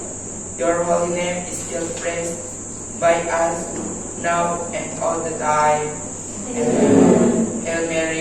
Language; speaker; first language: English; non-native, learner; Indonesian